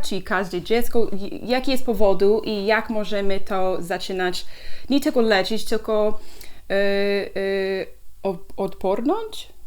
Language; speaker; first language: Polish; non-native, learner; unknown